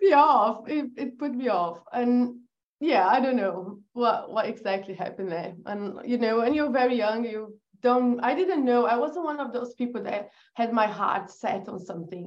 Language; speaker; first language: English; non-native, fluent; Portuguese